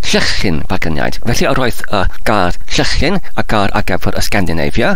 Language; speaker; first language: Welsh; non-native, learner; English